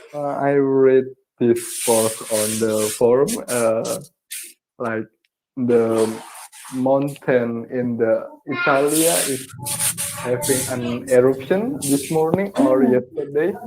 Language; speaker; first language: English; non-native, learner; Indonesian